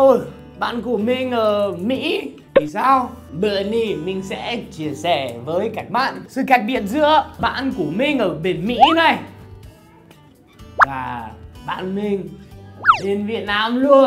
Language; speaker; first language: Vietnamese; non-native, fluent; English